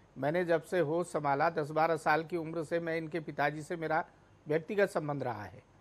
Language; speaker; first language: Hindi; native; Hindi